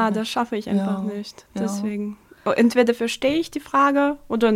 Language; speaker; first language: German; non-native, fluent; Russian